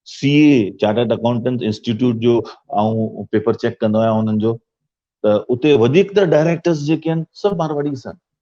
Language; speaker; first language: Sindhi; early bilingual, heritage; Sindhi